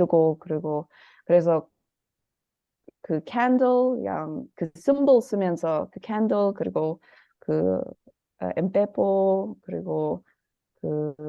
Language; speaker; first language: Korean; early bilingual, heritage; Korean